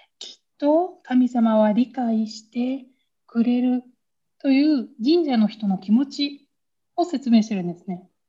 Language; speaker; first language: Japanese; native; Japanese